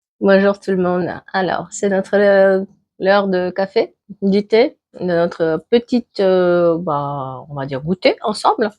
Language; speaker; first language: French; native; French